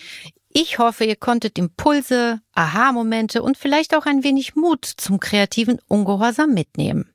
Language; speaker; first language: German; native; German